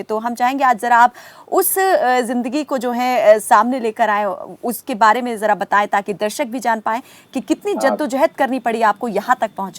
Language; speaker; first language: Hindi; native; Hindi